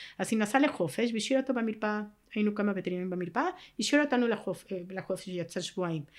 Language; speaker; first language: Hebrew; non-native, fluent; Spanish